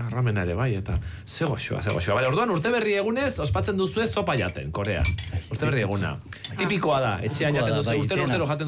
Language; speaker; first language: Basque; native; Basque